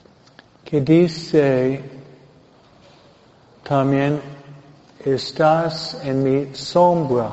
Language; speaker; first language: Spanish; non-native, fluent; English